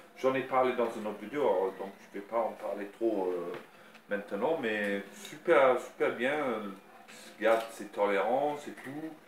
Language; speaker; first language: French; non-native, fluent; English